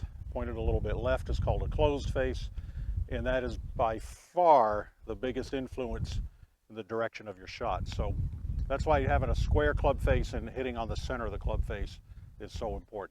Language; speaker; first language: English; native; English